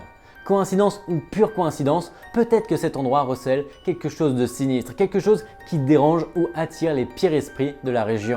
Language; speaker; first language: French; native; French